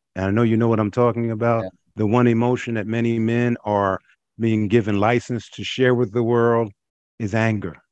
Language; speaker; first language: English; native; English